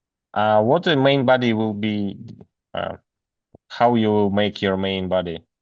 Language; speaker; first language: English; non-native, learner; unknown